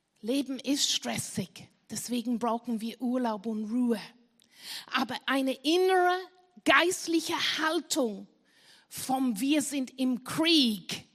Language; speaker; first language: German; non-native, fluent; English